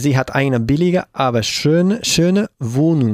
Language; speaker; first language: German; non-native, learner; Spanish